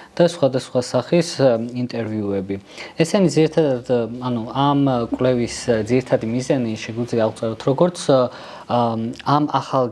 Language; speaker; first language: Georgian; non-native, local second language; Azerbaijani